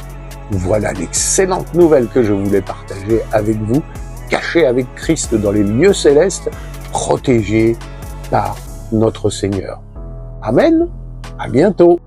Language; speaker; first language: French; native; French